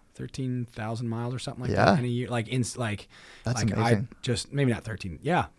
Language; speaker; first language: English; native; English